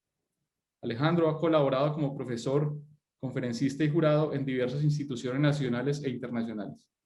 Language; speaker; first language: Spanish; native; Spanish